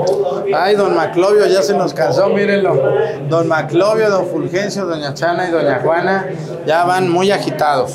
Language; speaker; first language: Spanish; native; Spanish